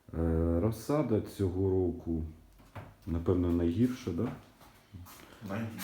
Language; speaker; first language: Ukrainian; native; Ukrainian